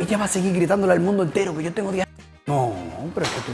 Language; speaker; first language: Spanish; native; Spanish